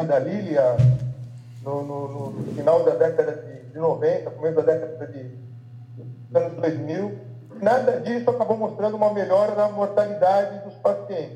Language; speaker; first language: Portuguese; native; Portuguese